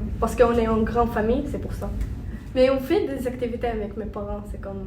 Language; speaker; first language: French; non-native, learner; Arabic